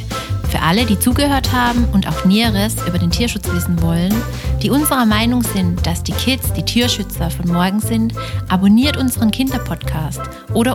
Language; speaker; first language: German; native; German